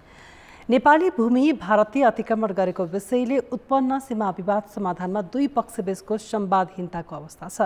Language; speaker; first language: Nepali; native; Nepali